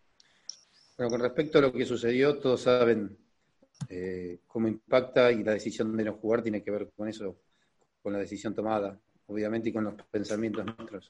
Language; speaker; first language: Spanish; native; Spanish